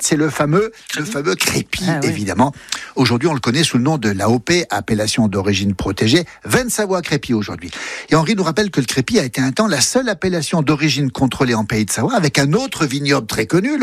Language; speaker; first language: French; native; French